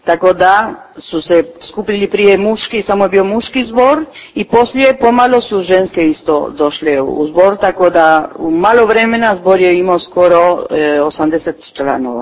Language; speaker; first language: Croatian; early bilingual, heritage; Croatian